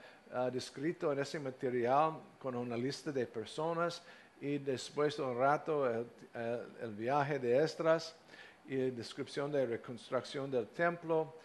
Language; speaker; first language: Spanish; non-native, fluent; English